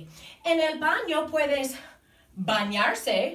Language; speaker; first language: Spanish; non-native, fluent; English